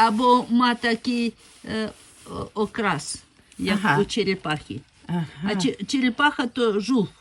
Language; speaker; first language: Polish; non-native, learner; Ukrainian